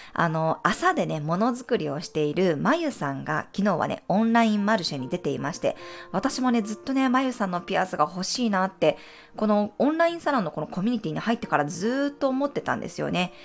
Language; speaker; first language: Japanese; native; Japanese